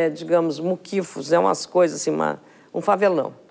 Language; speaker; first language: Portuguese; native; Portuguese